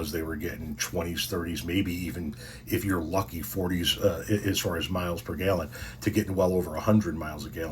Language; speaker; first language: English; native; English